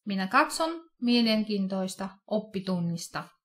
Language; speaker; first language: Finnish; non-native, fluent; Russian